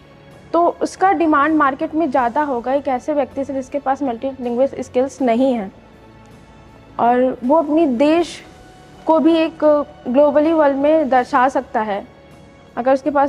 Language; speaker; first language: Hindi; native; Hindi